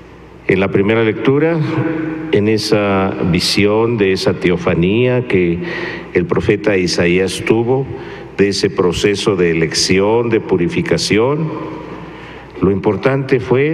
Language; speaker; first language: Spanish; native; Spanish